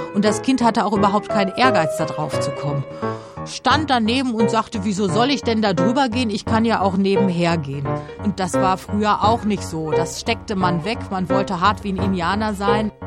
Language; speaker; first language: German; native; German